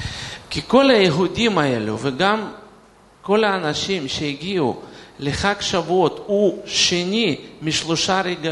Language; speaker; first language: Hebrew; non-native, fluent; Russian